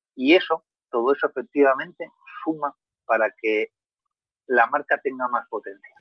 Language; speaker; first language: Spanish; native; Spanish